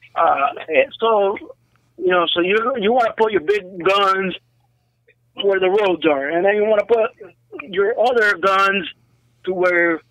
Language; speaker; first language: English; native; English